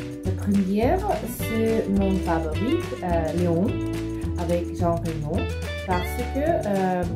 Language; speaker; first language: French; non-native, fluent; Russian